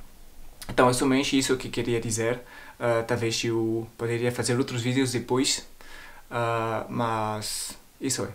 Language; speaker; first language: Portuguese; non-native, fluent; French